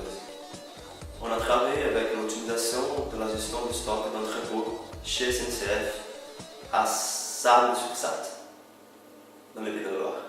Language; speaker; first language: French; non-native, fluent; Portuguese